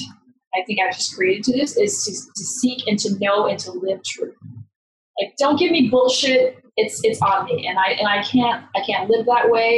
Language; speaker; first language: English; native; English